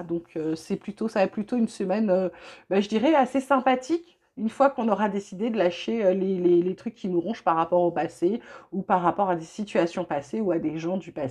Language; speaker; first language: French; native; French